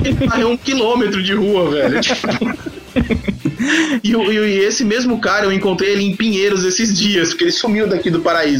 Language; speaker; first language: Portuguese; native; Portuguese